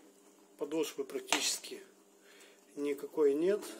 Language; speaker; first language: Russian; native; Russian